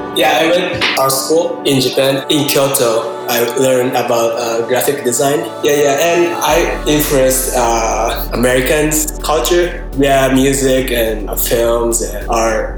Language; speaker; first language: English; non-native, learner; Japanese